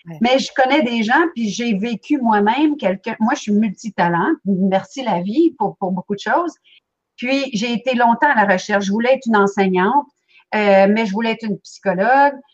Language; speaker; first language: French; native; French